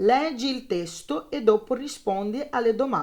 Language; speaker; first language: Italian; non-native, fluent; Portuguese